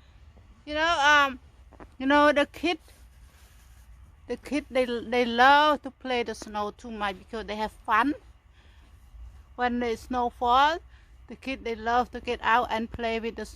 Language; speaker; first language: English; non-native, fluent; Khmer